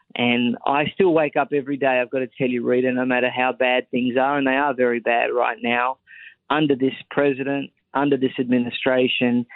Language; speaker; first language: English; native; English